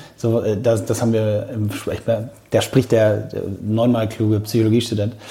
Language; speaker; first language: German; native; German